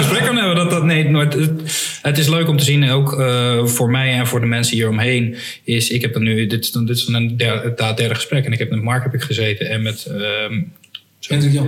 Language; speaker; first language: Dutch; native; Dutch